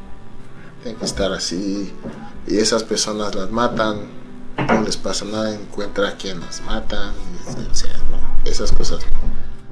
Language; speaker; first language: Spanish; non-native, fluent; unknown